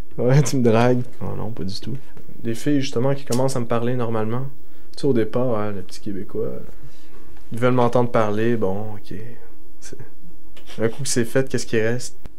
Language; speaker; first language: French; native; French